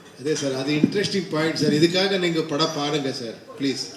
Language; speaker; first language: Tamil; non-native, fluent; Kannada